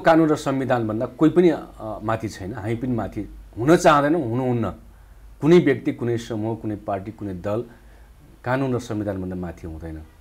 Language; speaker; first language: Nepali; non-native, local second language; Dangaura Tharu